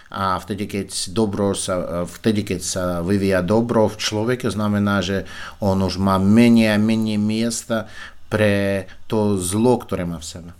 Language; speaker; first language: Slovak; non-native, fluent; Russian